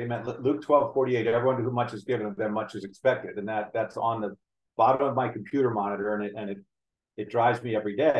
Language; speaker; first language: English; native; English